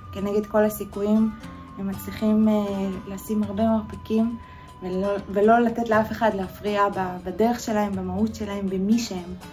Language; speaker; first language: Hebrew; native; Hebrew